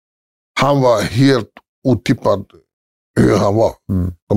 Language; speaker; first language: Swedish; early bilingual, other home language; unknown